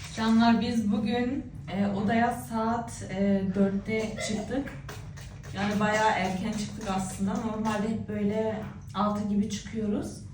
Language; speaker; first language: Turkish; early bilingual, heritage; Turkish